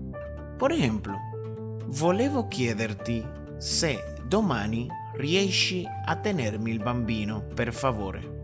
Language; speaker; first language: Italian; non-native, fluent; Spanish